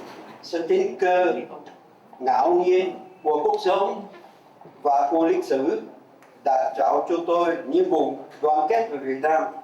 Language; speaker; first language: Vietnamese; non-native, fluent; French